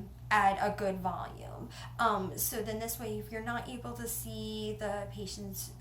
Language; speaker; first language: English; native; English